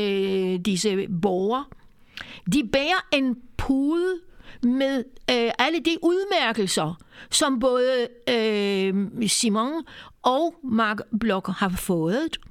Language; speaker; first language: Danish; non-native, fluent; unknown